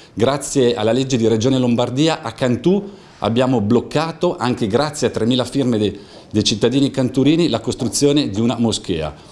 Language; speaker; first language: Italian; native; Italian